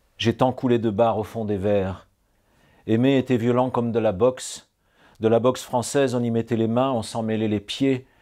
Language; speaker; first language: French; native; French